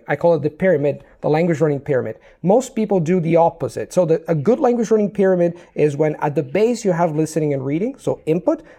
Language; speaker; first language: English; non-native, fluent; Italian